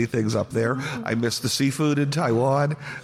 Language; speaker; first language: English; native; English